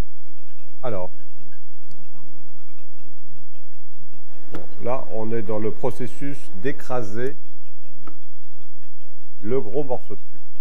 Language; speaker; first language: French; native; French